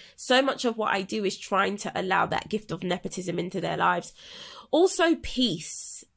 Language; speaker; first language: English; native; English